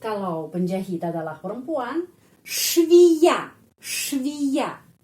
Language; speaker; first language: Indonesian; non-native, fluent; Russian